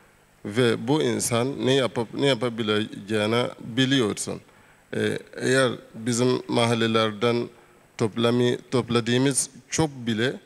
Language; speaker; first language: Turkish; non-native, fluent; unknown